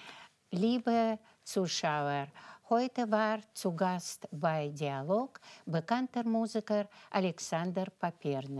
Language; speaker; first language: German; non-native, fluent; Russian